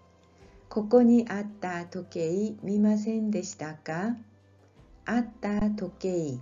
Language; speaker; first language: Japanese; non-native, fluent; Korean